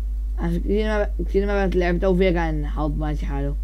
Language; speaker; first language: Arabic; native; Arabic